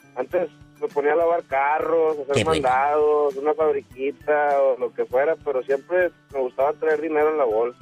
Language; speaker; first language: Spanish; native; Spanish